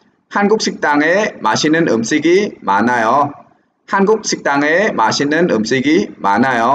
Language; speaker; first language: Korean; non-native, fluent; Vietnamese